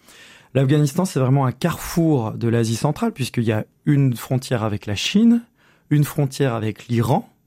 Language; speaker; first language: French; native; French